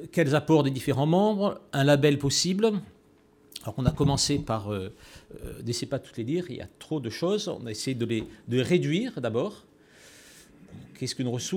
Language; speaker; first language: French; native; French